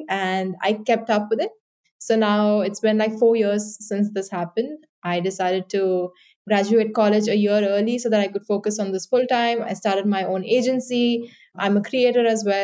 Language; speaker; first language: English; non-native, local second language; Hindi